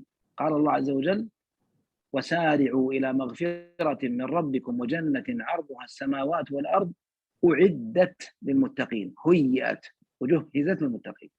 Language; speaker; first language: Arabic; native; Arabic